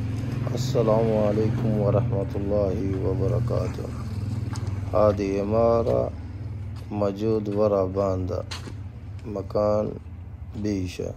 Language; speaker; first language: Arabic; non-native, learner; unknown